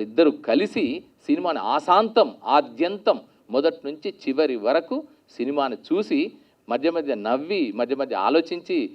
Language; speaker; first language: Telugu; native; Telugu